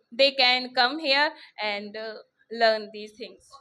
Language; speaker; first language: English; non-native, local second language; Hindi